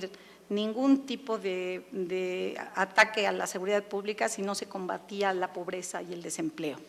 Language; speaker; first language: Spanish; native; Spanish